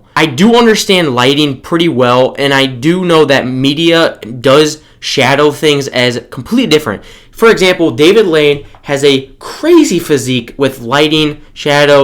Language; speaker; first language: English; native; English